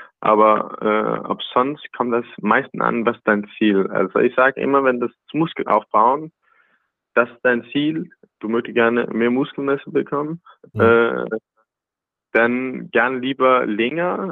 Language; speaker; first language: German; non-native, learner; Danish